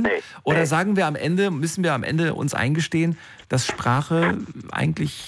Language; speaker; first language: German; native; German